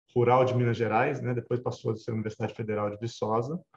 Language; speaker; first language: Portuguese; native; Portuguese